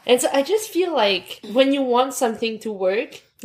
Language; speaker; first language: English; non-native, fluent; French